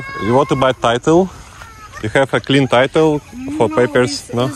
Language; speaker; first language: English; non-native, learner; Russian